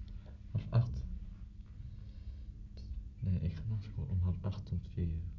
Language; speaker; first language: Dutch; non-native, learner; Arabic